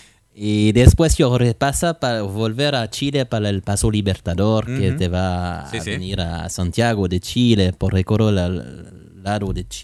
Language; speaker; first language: Spanish; non-native, learner; French